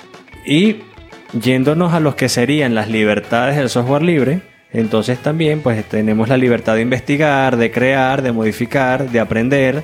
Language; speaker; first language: Spanish; native; Spanish